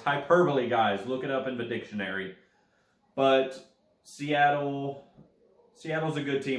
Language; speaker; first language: English; native; English